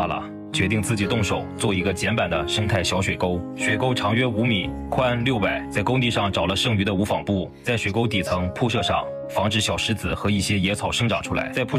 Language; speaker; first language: Chinese; native; Chinese